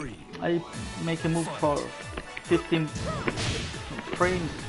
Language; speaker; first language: English; non-native, learner; Italian